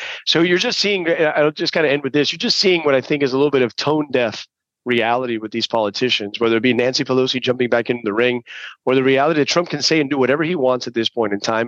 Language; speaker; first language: English; native; English